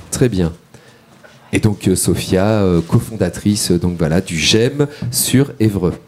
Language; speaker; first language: French; native; French